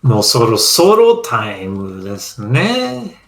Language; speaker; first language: Japanese; non-native, fluent; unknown